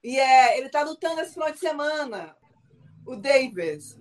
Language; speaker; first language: Portuguese; native; Portuguese